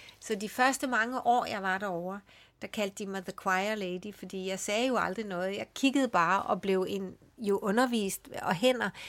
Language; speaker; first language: Danish; early bilingual, other home language; Swedish